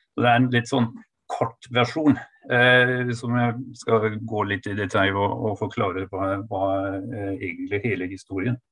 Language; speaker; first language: Norwegian; non-native, fluent; German